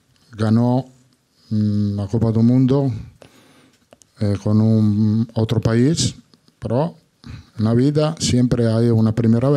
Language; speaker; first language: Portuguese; non-native, learner; Italian